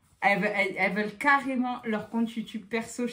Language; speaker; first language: French; native; French